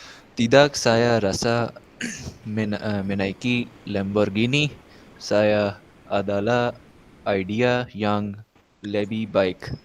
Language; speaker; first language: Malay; non-native, learner; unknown